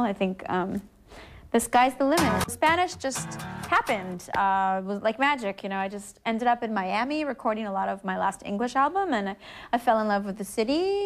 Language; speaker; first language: English; early bilingual, other home language; Portuguese